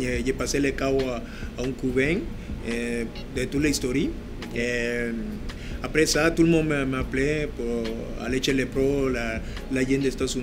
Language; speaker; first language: French; non-native, learner; Spanish